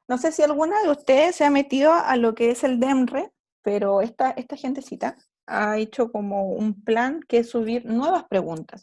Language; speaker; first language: Spanish; native; Spanish